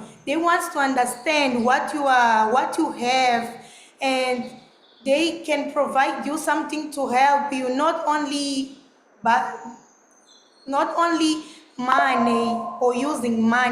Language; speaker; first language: English; non-native, learner; Portuguese